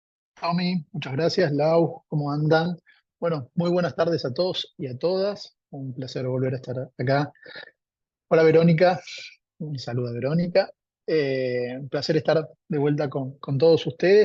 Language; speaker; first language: Spanish; native; Spanish